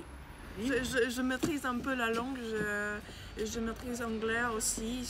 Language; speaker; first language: French; non-native, learner; Ukrainian